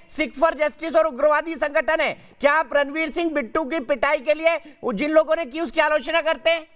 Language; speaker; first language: Hindi; native; Hindi